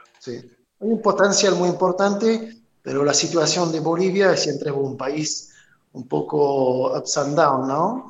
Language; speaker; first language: Spanish; non-native, fluent; French